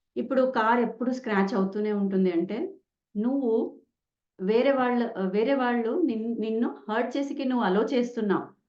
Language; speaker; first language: Telugu; non-native, local second language; Kannada